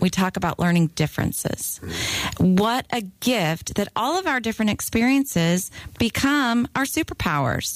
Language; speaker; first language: English; native; English